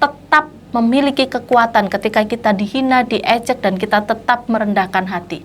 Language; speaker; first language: Indonesian; native; Indonesian